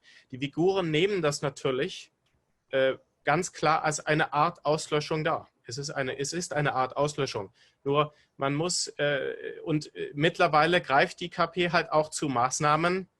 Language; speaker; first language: German; native; German